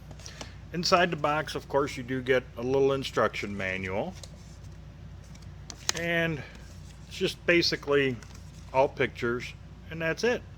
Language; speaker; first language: English; native; English